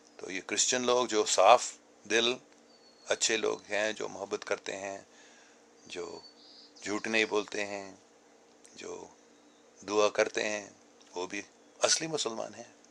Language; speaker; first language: Urdu; non-native, local second language; English